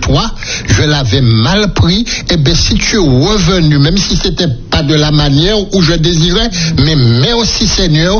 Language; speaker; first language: French; native; French